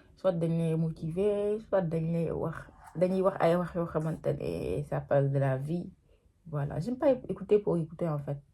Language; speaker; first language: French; non-native, local second language; Wolof